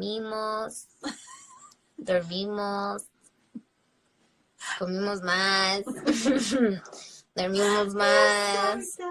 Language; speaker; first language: Spanish; early bilingual, heritage; English